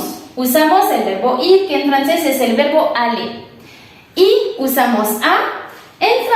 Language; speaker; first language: Spanish; non-native, fluent; French